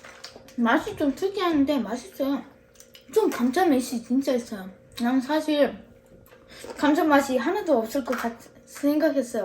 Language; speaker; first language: Korean; early bilingual, heritage; Korean